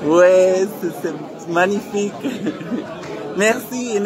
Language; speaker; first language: French; non-native, learner; German